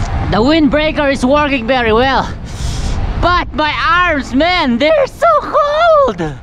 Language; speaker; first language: English; non-native, local second language; Filipino